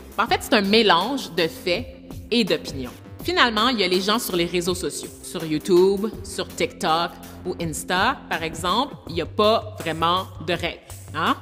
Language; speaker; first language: French; native; French